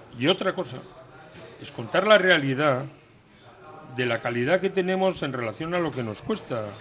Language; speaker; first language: Spanish; native; Spanish